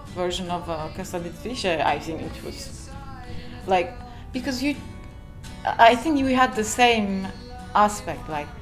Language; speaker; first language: English; non-native, fluent; Turkish